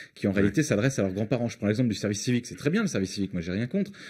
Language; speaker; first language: French; native; French